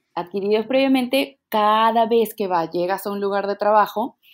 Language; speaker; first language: Spanish; native; Spanish